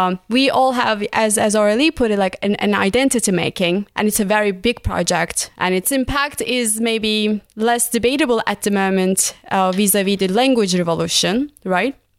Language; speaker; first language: English; non-native, fluent; Turkish